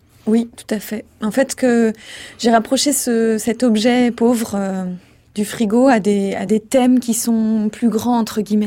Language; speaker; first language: French; native; French